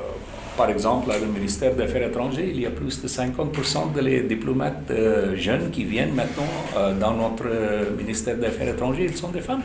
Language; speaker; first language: French; non-native, fluent; Urdu